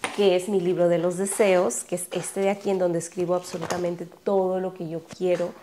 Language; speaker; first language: Spanish; native; Spanish